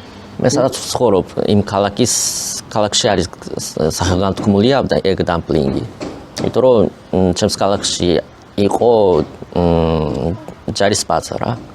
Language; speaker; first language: Georgian; non-native, fluent; Japanese